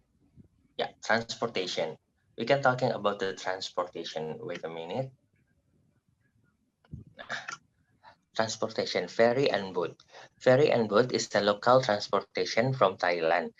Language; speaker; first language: English; non-native, learner; Indonesian